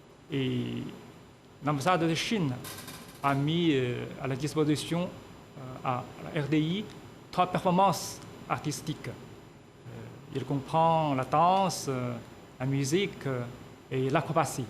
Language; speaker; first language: French; non-native, fluent; Chinese